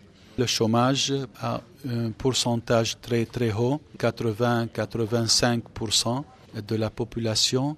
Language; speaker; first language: French; non-native, fluent; Arabic